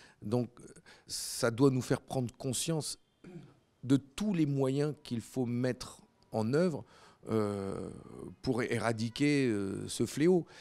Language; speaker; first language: French; native; French